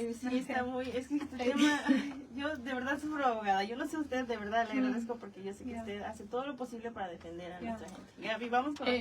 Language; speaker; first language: Spanish; native; Spanish